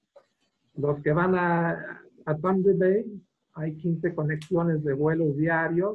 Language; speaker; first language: Spanish; non-native, fluent; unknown